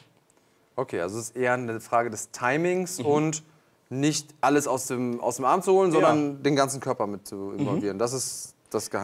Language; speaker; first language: German; native; German